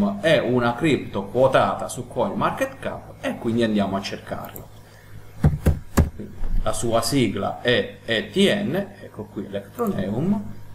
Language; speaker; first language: Italian; native; Italian